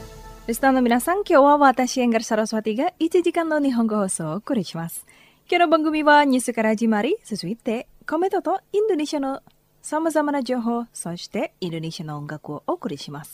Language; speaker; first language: Japanese; non-native, fluent; Indonesian